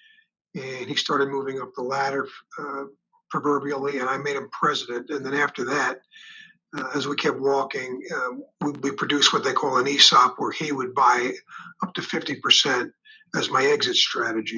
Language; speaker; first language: English; native; English